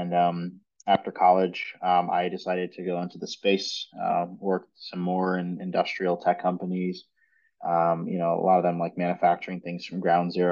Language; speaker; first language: English; native; English